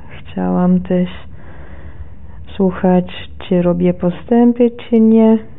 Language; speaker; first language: Polish; non-native, learner; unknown